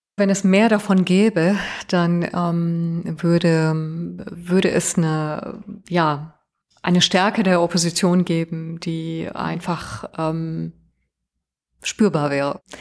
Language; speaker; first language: German; early bilingual, other home language; Persian